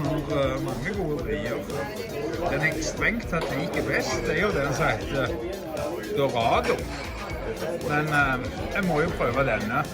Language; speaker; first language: Norwegian; native; Norwegian